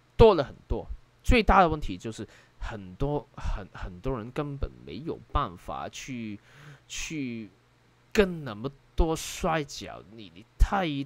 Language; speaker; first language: Chinese; non-native, local second language; Cantonese